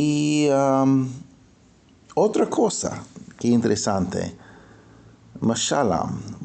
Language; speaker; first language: Spanish; non-native, fluent; English